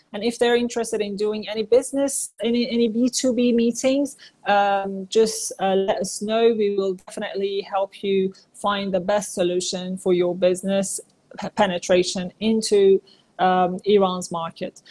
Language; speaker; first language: English; non-native, fluent; Persian